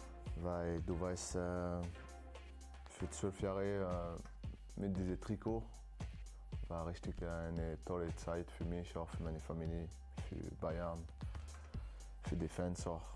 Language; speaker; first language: German; non-native, learner; French